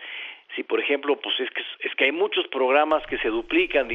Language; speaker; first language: Spanish; native; Spanish